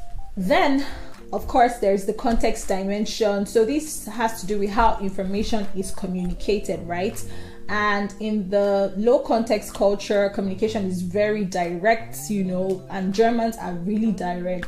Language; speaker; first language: English; non-native, local second language; Yoruba